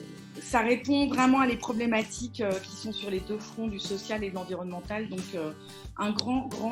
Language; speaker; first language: French; native; French